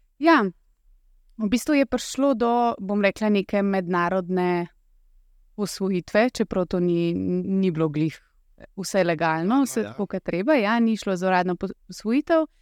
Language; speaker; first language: Slovenian; early bilingual, other home language; Russian